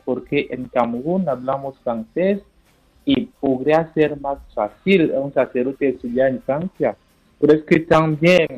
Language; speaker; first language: Spanish; non-native, fluent; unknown